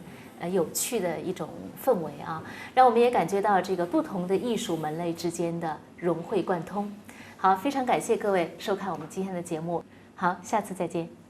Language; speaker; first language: Chinese; native; Chinese